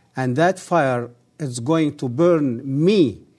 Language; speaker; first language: English; early bilingual, other home language; Arabic